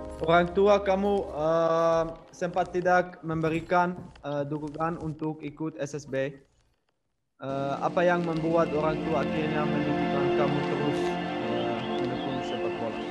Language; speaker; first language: Indonesian; non-native, learner; Dutch